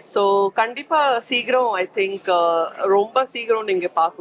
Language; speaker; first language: Tamil; non-native, fluent; Gujarati